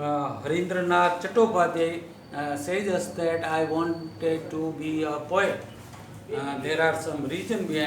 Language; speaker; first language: English; non-native, local second language; Gujarati